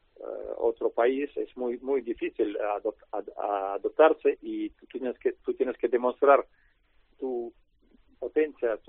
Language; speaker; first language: Spanish; non-native, learner; Russian